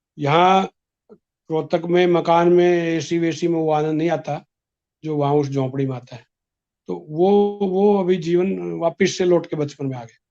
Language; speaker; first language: Hindi; native; Hindi